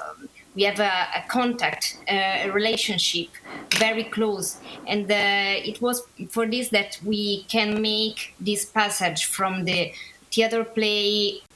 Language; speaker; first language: English; non-native, learner; Italian